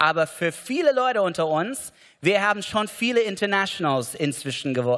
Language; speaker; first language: German; non-native, fluent; English